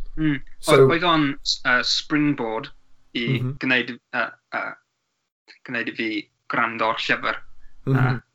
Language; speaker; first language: Welsh; non-native, learner; English